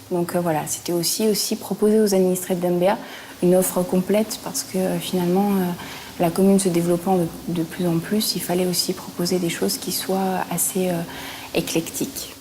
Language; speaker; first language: French; native; French